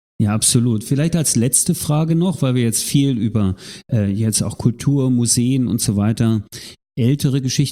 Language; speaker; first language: German; native; German